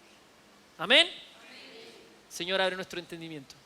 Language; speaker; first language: Spanish; native; Spanish